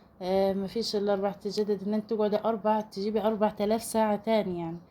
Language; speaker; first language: Arabic; native; Arabic